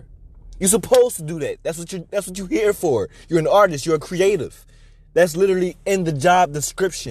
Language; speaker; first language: English; native; English